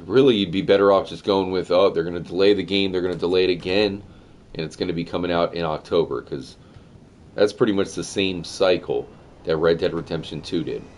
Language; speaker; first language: English; native; English